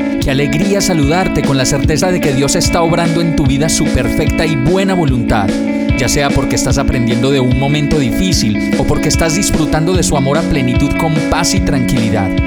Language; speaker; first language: Spanish; native; Spanish